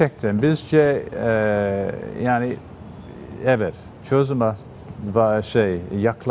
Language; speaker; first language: Turkish; non-native, fluent; English